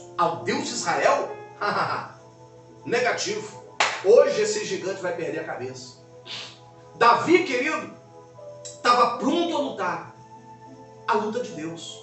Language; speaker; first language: Portuguese; native; Portuguese